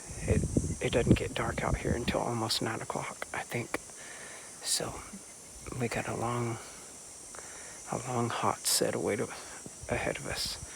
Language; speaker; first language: English; native; English